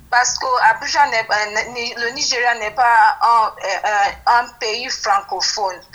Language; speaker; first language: French; non-native, learner; Yoruba